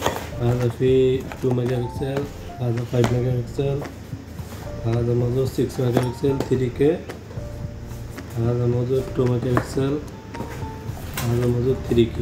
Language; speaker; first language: Arabic; non-native, learner; Hindi